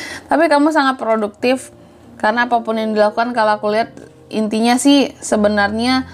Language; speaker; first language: Indonesian; native; Indonesian